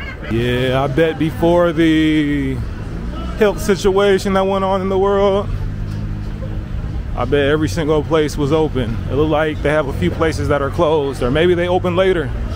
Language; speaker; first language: English; native; English